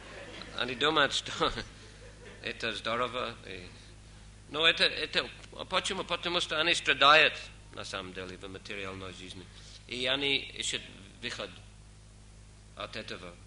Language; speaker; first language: Russian; non-native, fluent; English